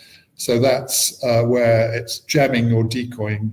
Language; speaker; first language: English; native; English